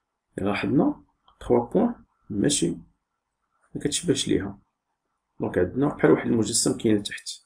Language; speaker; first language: Arabic; native; Arabic